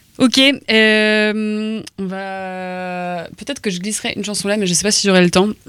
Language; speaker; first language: French; native; French